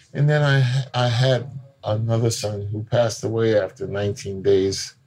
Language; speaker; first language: English; native; English